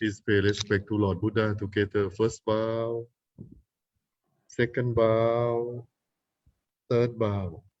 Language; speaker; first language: English; non-native, fluent; Thai